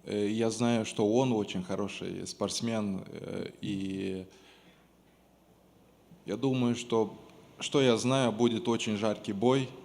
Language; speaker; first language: Russian; non-native, local second language; Romanian